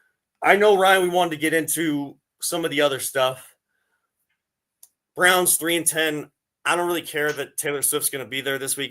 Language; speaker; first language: English; native; English